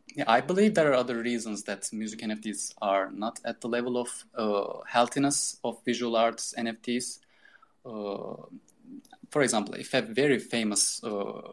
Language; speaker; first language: English; non-native, fluent; Turkish